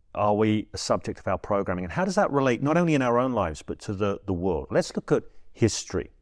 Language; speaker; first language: English; native; English